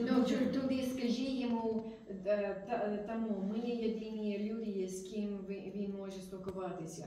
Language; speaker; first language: Ukrainian; non-native, learner; English